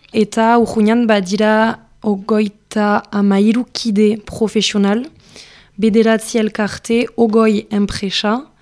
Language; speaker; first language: Basque; native; Basque